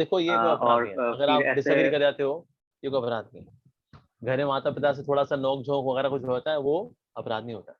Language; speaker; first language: Hindi; native; Hindi